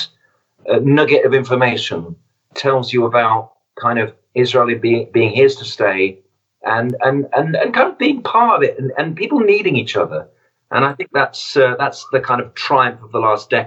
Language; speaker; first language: English; native; English